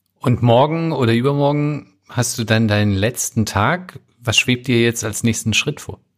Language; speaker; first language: German; native; German